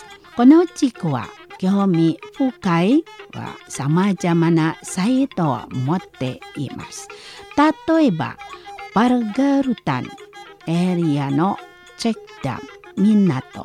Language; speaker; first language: Japanese; non-native, fluent; Indonesian